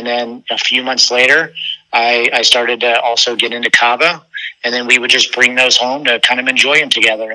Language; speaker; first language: English; native; English